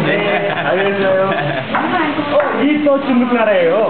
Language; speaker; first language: Korean; non-native, learner; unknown